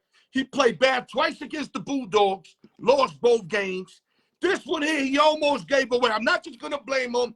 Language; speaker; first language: English; native; English